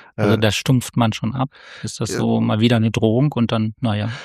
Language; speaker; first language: German; native; German